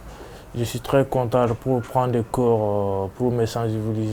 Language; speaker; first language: French; non-native, learner; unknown